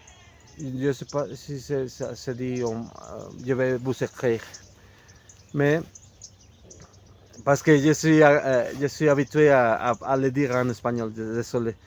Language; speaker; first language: French; non-native, fluent; Spanish